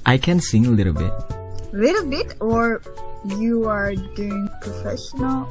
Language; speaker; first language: English; non-native, fluent; Indonesian